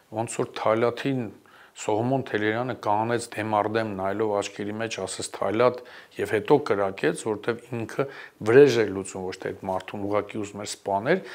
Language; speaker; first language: Armenian; native; Armenian